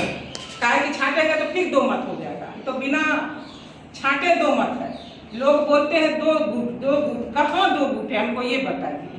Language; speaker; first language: Hindi; native; Hindi